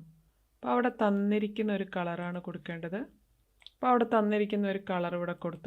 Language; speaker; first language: Malayalam; native; Malayalam